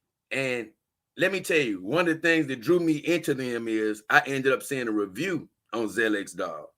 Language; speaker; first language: English; native; English